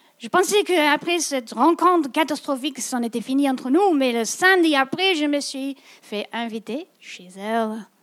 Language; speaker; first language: French; non-native, local second language; English